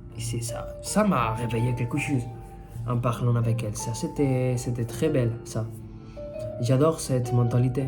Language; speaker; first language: French; non-native, fluent; Spanish